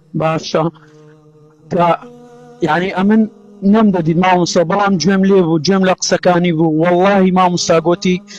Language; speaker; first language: Central Kurdish; native; Central Kurdish